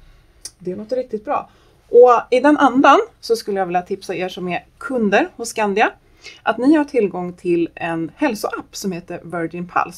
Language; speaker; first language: Swedish; native; Swedish